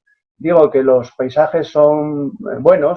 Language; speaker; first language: Spanish; native; Spanish